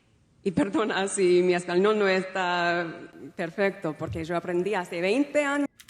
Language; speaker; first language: Spanish; non-native, fluent; English